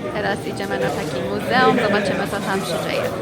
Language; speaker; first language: Polish; non-native, learner; Persian